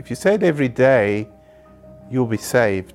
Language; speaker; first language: English; native; English